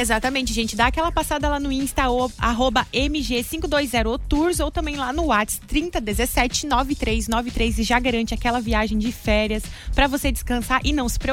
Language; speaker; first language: Portuguese; native; Portuguese